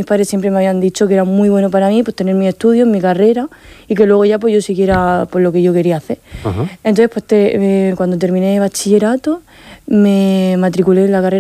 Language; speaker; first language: Spanish; native; Spanish